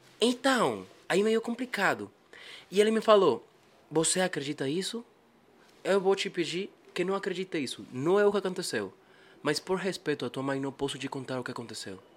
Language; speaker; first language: Portuguese; non-native, fluent; Spanish